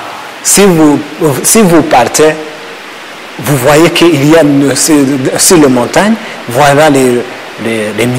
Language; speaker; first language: French; non-native, learner; Kinyarwanda